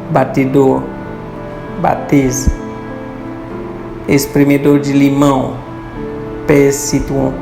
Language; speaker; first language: Portuguese; non-native, fluent; Haitian Creole